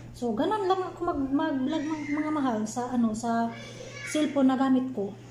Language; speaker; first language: Filipino; non-native, local second language; Cebuano